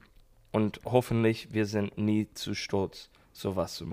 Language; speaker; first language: German; non-native, learner; English